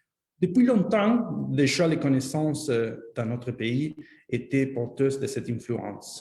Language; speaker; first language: French; non-native, fluent; Spanish